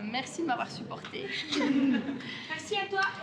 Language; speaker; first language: French; native; French